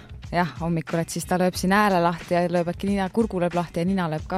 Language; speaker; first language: Estonian; native; Estonian